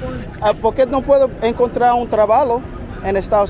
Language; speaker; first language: Portuguese; non-native, learner; English